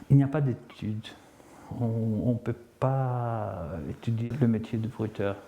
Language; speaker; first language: French; non-native, fluent; Greek